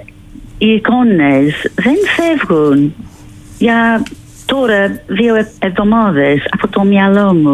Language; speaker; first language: Greek; non-native, fluent; English